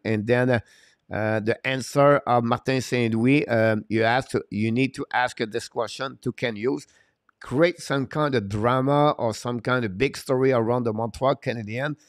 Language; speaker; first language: English; non-native, fluent; French